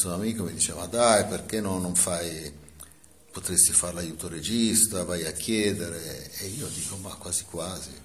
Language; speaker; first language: Italian; native; Italian